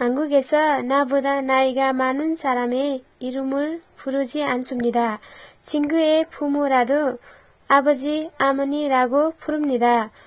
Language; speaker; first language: Korean; non-native, learner; Nepali